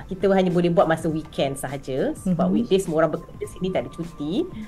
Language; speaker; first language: Malay; native; Malay